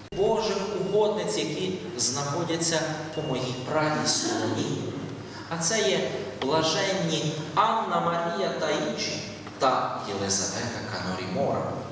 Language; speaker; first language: Ukrainian; native; Ukrainian